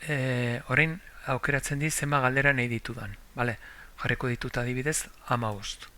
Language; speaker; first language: Basque; non-native, local second language; Spanish